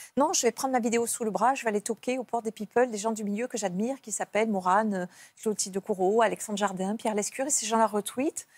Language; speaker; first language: French; native; French